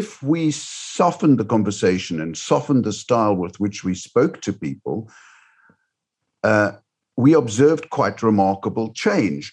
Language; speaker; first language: English; native; English